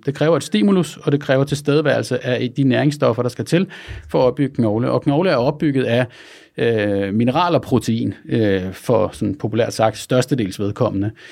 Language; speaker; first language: Danish; native; Danish